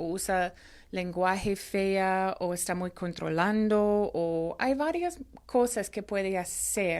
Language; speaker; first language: Spanish; non-native, fluent; English